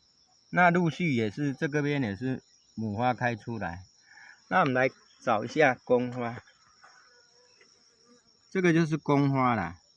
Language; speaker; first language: Chinese; non-native, local second language; Min Nan Chinese